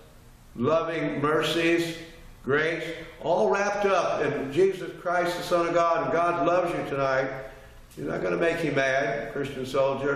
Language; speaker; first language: English; native; English